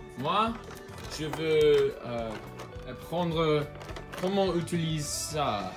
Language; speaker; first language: French; non-native, learner; English